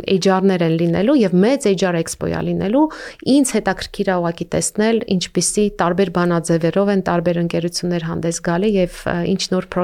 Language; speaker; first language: Armenian; native; Armenian